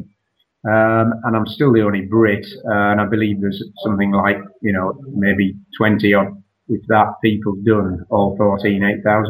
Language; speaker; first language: English; native; English